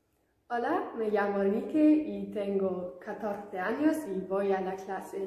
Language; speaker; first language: Spanish; non-native, learner; German